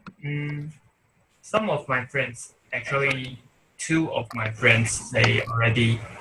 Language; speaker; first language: English; non-native, learner; Chinese